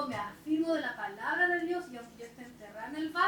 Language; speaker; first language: Spanish; native; Spanish